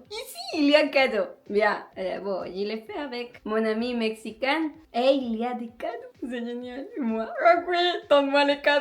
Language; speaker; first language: French; non-native, learner; Spanish